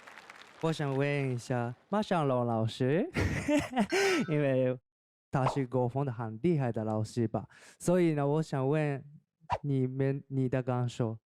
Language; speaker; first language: Chinese; non-native, learner; Japanese